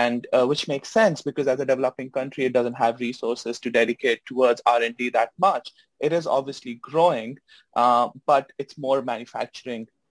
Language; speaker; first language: English; non-native, local second language; Hindi